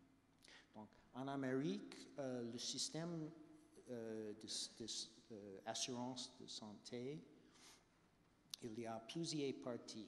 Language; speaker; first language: French; non-native, fluent; English